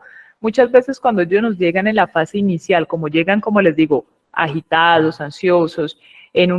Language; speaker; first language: Spanish; native; Spanish